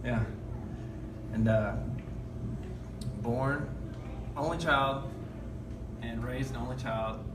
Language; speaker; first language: English; native; English